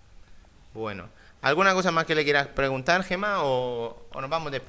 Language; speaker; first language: Spanish; native; Spanish